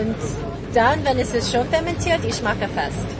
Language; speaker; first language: German; non-native, learner; Korean